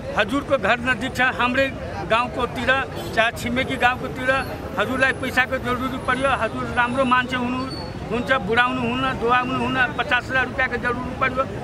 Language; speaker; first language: Nepali; non-native, local second language; Maithili